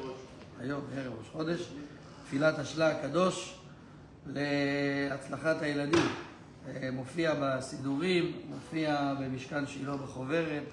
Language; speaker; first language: Hebrew; native; Hebrew